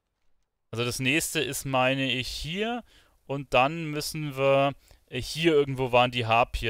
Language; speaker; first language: German; native; German